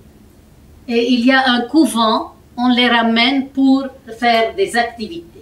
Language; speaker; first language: French; non-native, fluent; Arabic